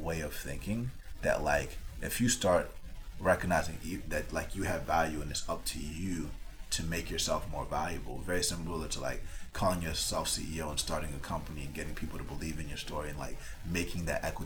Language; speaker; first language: English; early bilingual, other home language; Spanish